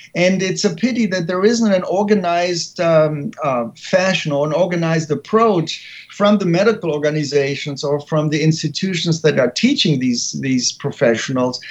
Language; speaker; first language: English; non-native, fluent; German